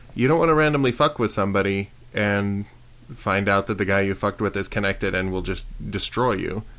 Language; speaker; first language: English; native; English